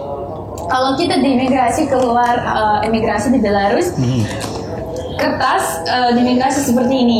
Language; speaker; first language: Indonesian; non-native, learner; Russian